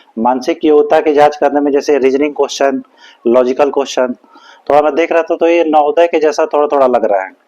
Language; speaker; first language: Hindi; native; Hindi